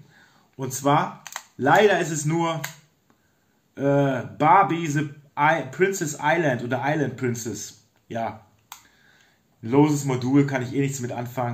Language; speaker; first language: German; native; German